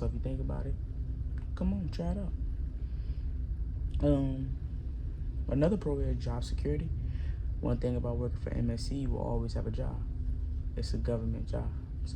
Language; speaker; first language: English; native; English